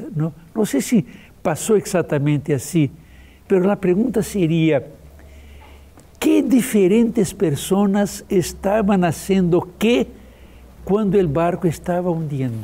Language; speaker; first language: Spanish; non-native, fluent; Portuguese